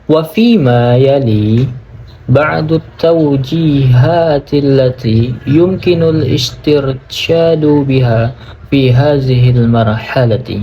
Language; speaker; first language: Arabic; non-native, learner; Indonesian